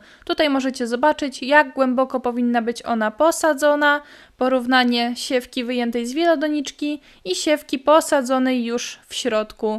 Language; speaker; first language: Polish; native; Polish